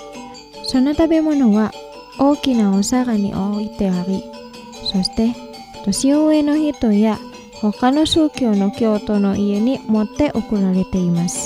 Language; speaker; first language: Japanese; non-native, fluent; Indonesian